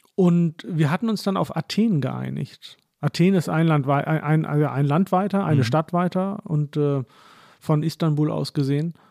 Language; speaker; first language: German; native; German